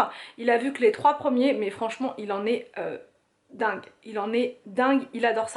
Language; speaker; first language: French; native; French